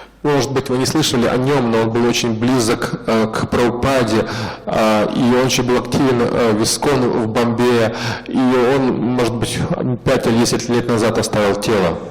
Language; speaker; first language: Russian; native; Russian